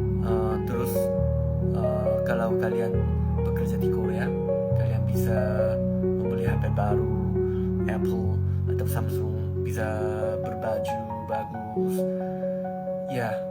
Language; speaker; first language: Indonesian; non-native, learner; Korean